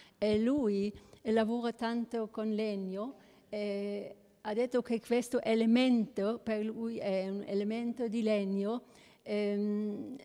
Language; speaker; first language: Italian; non-native, learner; German